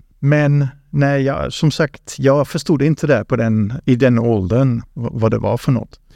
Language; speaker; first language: Swedish; non-native, fluent; Dutch